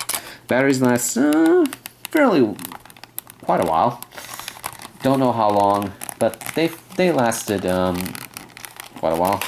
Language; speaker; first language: English; native; English